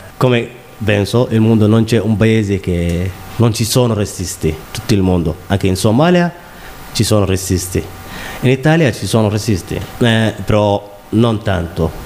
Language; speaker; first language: Italian; non-native, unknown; Somali